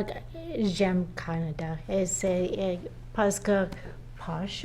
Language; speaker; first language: French; non-native, learner; English